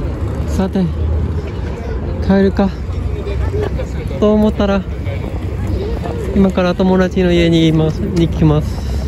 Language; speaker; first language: Japanese; non-native, fluent; Vietnamese